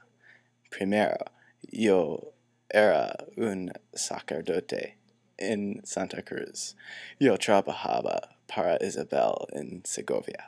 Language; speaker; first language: Spanish; non-native, learner; English